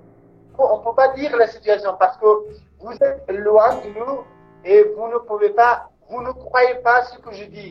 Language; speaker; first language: French; non-native, local second language; Persian